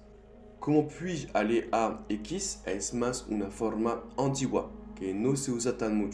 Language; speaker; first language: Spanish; non-native, fluent; French